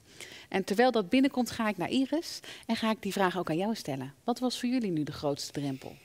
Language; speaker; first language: Dutch; native; Dutch